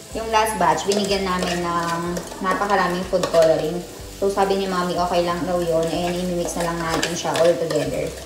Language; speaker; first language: Filipino; native; Filipino